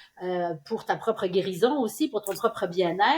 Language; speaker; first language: French; native; French